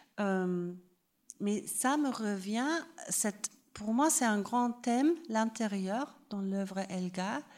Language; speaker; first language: French; non-native, fluent; German